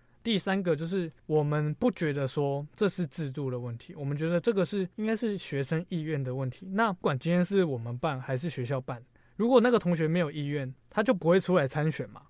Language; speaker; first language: Chinese; native; Chinese